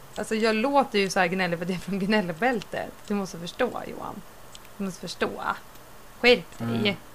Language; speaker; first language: Swedish; native; Swedish